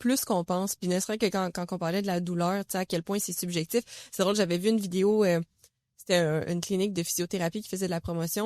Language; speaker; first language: French; native; French